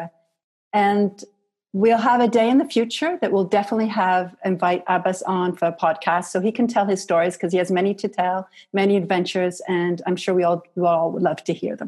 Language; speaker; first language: English; native; English